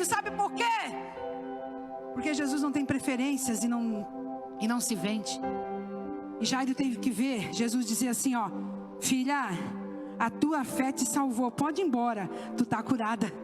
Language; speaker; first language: Portuguese; native; Portuguese